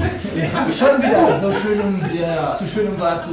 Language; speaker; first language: German; native; German